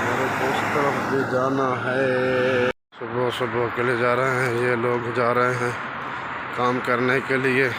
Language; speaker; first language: Hindi; non-native, local second language; Baluchi